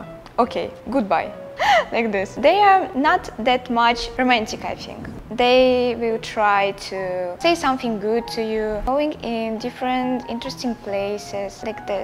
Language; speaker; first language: English; non-native, fluent; Russian